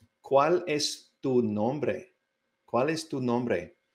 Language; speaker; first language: Spanish; non-native, fluent; English